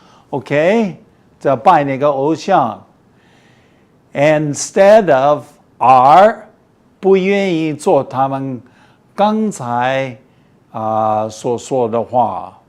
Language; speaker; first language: Chinese; non-native, fluent; English